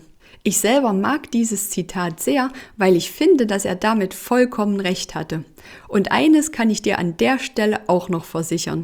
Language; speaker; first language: German; native; German